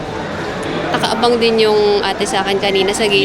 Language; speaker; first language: Filipino; native; Filipino